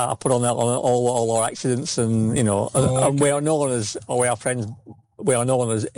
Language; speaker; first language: English; native; English